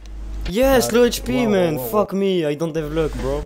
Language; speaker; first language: English; non-native, learner; French